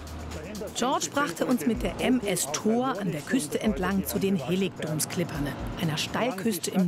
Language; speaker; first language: German; native; German